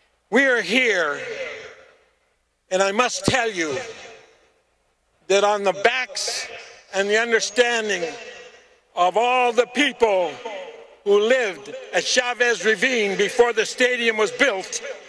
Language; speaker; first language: English; early bilingual, other home language; Spanish